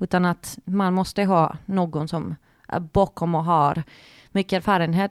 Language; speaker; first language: Swedish; non-native, fluent; Greek